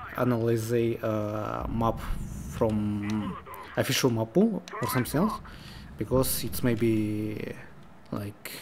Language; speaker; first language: English; non-native, learner; Russian